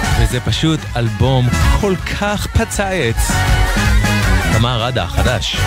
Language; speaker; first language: Hebrew; native; Hebrew